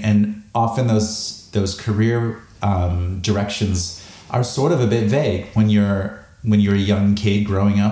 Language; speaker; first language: English; native; English